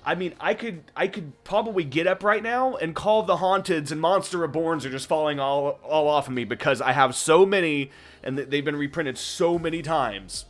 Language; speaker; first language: English; native; English